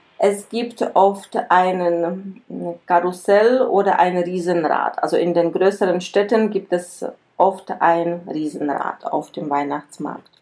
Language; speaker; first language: German; non-native, fluent; Czech